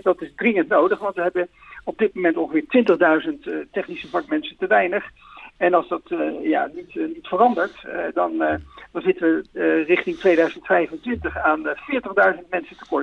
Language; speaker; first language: Dutch; native; Dutch